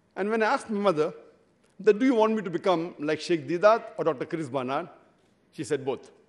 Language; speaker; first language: English; non-native, local second language; Urdu